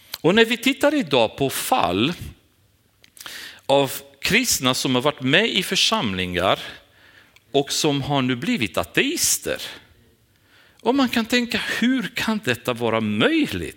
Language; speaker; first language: Swedish; non-native, fluent; Romanian